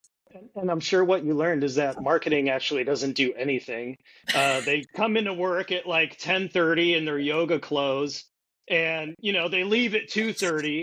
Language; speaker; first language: English; native; English